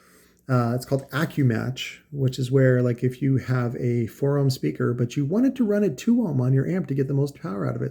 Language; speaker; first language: English; native; English